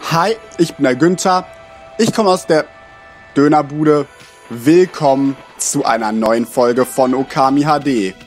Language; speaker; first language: German; native; German